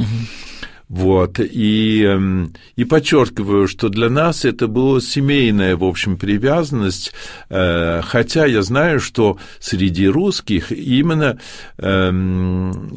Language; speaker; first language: Russian; early bilingual, heritage; Russian